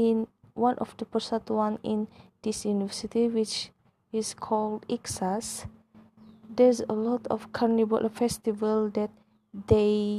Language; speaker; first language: English; non-native, local second language; Malay